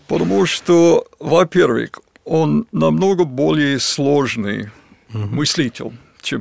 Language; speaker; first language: Russian; non-native, fluent; English